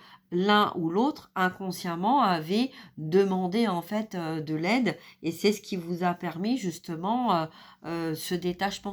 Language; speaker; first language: French; native; French